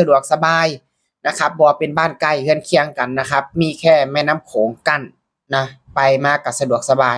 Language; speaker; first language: Thai; non-native, local second language; Northeastern Thai